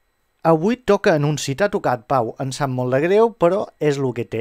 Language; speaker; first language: Catalan; native; Catalan